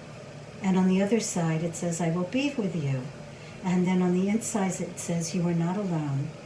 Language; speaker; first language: English; native; English